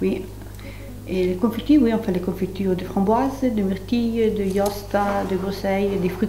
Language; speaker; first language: French; non-native, local second language; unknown